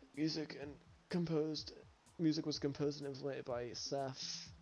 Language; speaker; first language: English; native; English